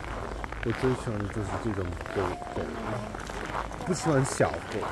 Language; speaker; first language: Chinese; non-native, learner; English